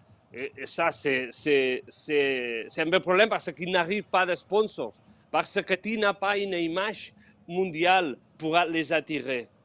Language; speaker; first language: French; non-native, fluent; Spanish